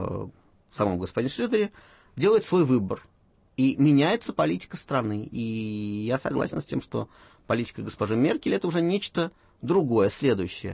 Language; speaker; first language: Russian; native; Russian